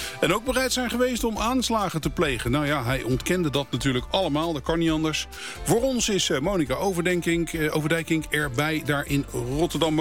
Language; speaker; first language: Dutch; native; Dutch